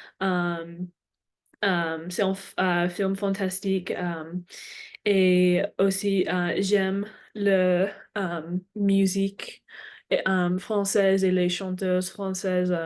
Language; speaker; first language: French; non-native, learner; English